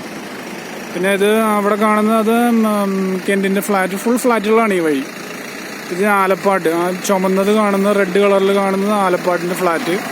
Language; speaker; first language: Malayalam; native; Malayalam